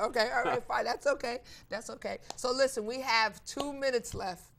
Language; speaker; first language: English; native; English